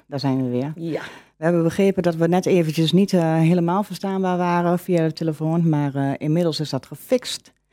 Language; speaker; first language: Dutch; native; Dutch